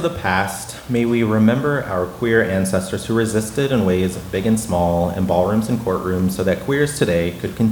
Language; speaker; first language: English; native; English